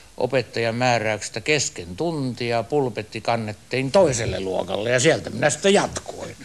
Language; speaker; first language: Finnish; native; Finnish